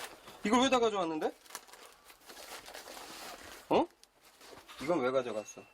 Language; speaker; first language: Korean; native; Korean